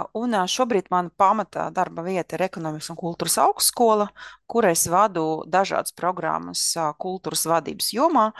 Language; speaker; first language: Latvian; non-native, local second language; Russian